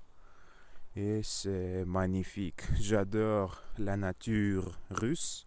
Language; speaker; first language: French; non-native, learner; Russian